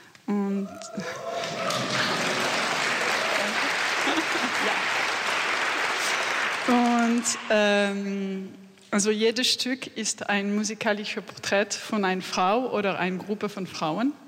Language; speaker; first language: German; non-native, fluent; French